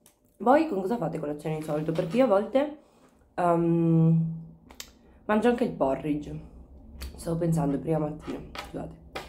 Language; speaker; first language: Italian; native; Italian